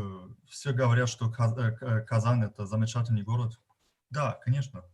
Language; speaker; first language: Russian; non-native, fluent; German